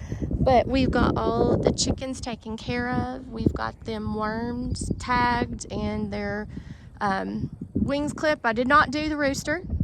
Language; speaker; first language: English; native; English